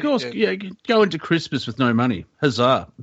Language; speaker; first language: English; native; English